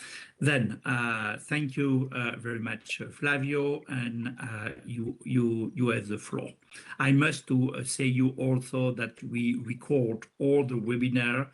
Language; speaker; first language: English; non-native, fluent; French